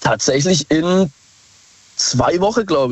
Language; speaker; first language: German; native; German